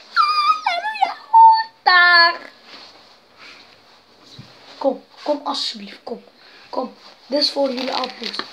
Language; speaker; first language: Dutch; non-native, local second language; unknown